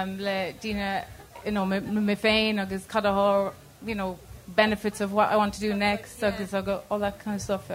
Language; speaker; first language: Irish; non-native, local second language; English